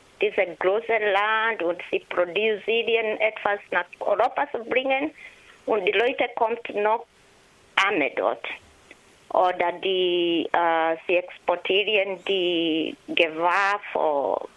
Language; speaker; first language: German; non-native, learner; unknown